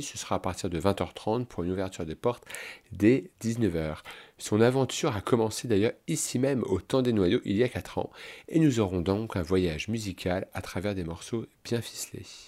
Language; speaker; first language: French; native; French